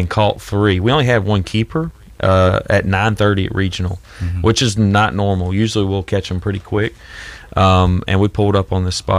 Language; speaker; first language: English; native; English